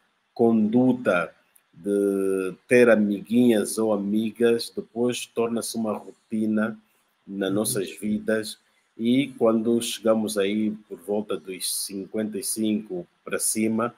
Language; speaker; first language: Portuguese; native; Portuguese